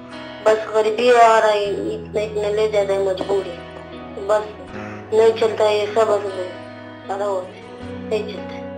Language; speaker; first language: Hindi; non-native, local second language; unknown